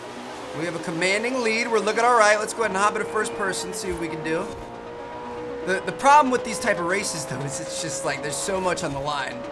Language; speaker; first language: English; native; English